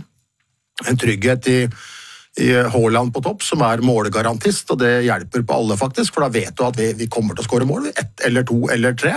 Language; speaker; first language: Norwegian; native; Norwegian